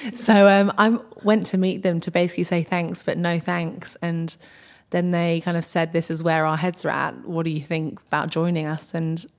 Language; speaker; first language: English; native; English